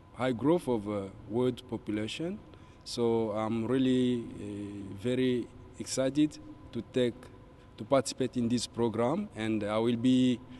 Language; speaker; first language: English; non-native, fluent; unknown